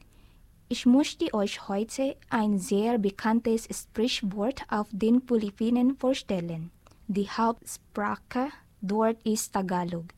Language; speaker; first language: German; non-native, learner; Filipino